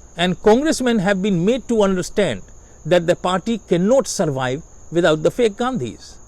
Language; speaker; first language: English; non-native, local second language; Hindi